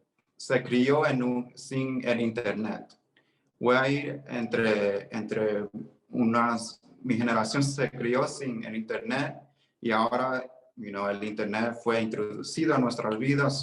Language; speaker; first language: Spanish; early bilingual, heritage; Spanish